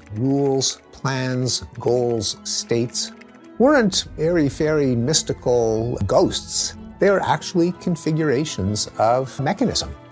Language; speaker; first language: English; native; English